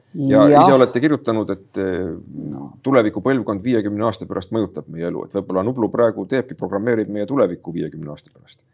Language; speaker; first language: Estonian; native; Estonian